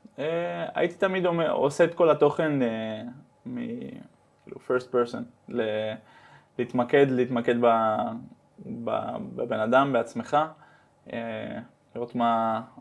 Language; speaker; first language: Hebrew; early bilingual, heritage; Hebrew